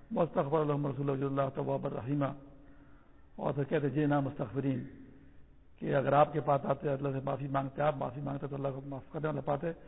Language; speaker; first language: Urdu; non-native, local second language; Pashto